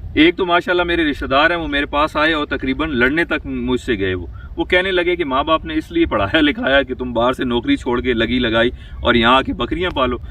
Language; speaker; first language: Hindi; non-native, local second language; Punjabi